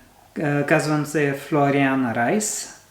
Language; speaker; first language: Bulgarian; non-native, learner; French